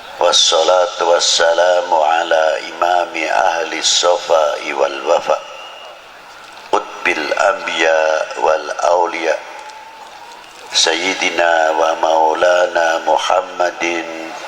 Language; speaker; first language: Indonesian; non-native, local second language; Javanese